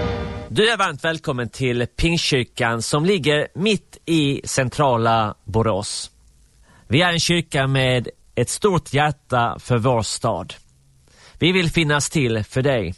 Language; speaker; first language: Swedish; native; Swedish